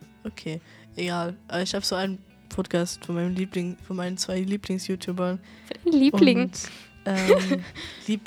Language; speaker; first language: German; native; German